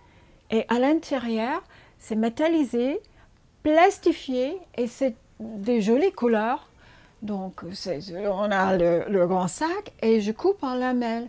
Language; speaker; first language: French; non-native, fluent; English